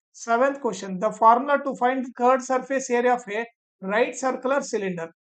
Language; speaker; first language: English; non-native, local second language; Kannada